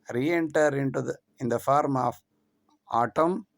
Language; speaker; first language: English; non-native, local second language; Kannada